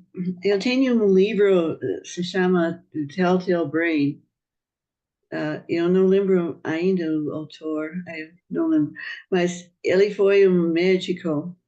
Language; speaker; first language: Portuguese; non-native, fluent; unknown